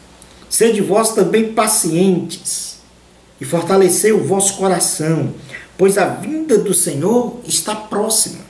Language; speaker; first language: Portuguese; native; Portuguese